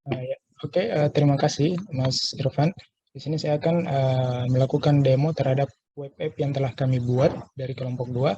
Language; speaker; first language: Indonesian; native; Indonesian